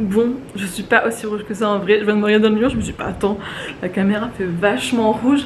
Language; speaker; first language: French; native; French